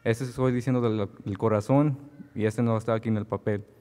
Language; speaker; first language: Spanish; early bilingual, heritage; Spanish